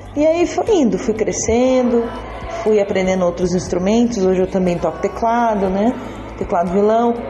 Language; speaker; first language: Portuguese; native; Portuguese